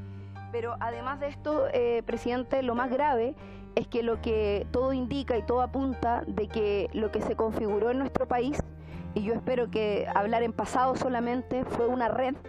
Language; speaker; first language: Spanish; native; Spanish